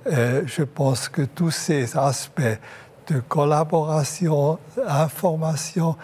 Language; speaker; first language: French; non-native, local second language; German